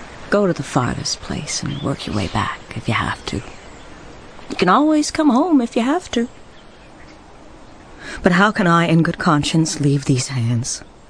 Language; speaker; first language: English; native; English